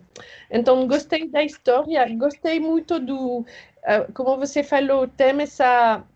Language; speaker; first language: Portuguese; non-native, fluent; French